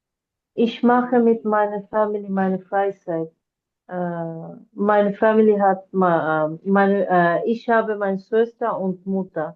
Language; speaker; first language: German; non-native, learner; Bangla